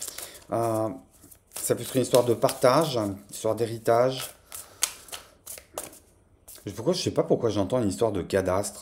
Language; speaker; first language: French; native; French